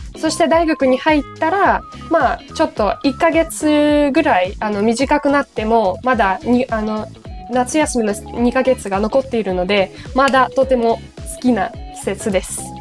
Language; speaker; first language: Japanese; non-native, fluent; Ukrainian